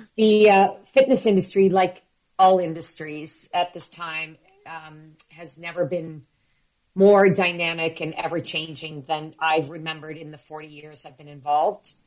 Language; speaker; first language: English; native; English